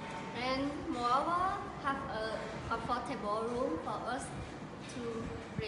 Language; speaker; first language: English; non-native, learner; Khmer